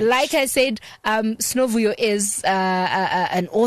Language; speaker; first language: English; non-native, local second language; Xhosa